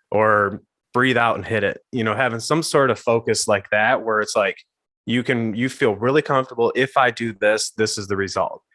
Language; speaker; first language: English; native; English